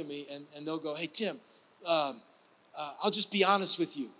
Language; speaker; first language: English; native; English